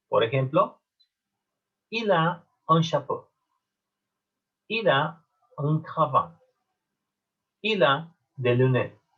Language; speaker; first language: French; non-native, learner; Spanish